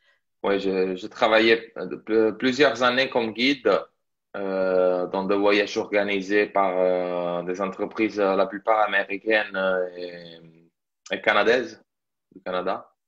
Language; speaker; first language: French; non-native, fluent; Italian